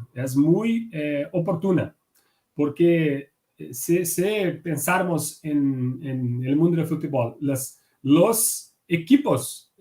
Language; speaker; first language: Spanish; non-native, fluent; Portuguese